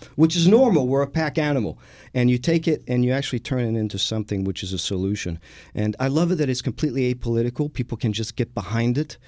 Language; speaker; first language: English; non-native, fluent; French